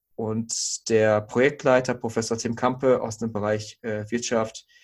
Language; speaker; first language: German; native; German